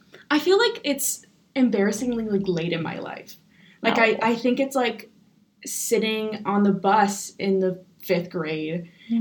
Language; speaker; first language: English; native; English